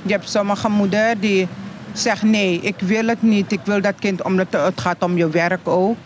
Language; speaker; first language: Dutch; non-native, local second language; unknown